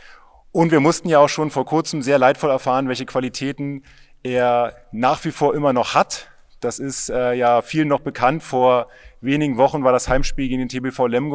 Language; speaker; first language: German; native; German